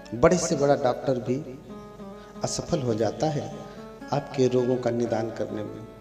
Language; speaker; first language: Hindi; native; Hindi